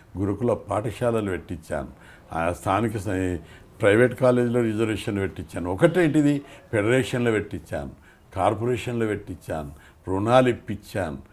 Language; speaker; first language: Telugu; native; Telugu